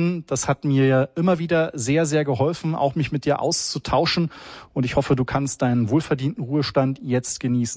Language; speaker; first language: German; native; German